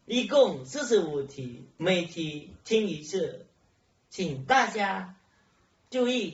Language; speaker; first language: Chinese; non-native, learner; Hmong